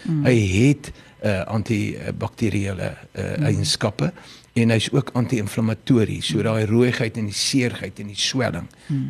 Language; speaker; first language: Afrikaans; native; Afrikaans